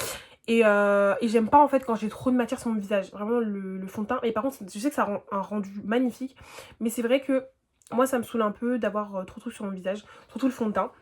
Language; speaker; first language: French; native; French